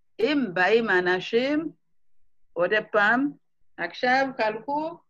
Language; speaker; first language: Hebrew; non-native, fluent; Amharic